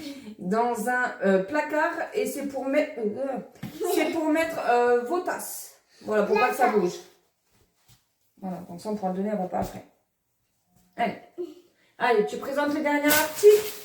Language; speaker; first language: French; native; French